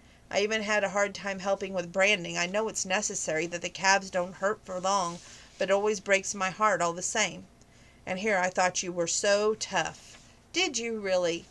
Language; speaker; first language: English; native; English